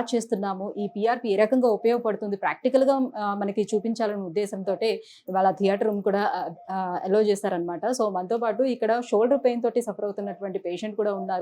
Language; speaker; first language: Telugu; native; Telugu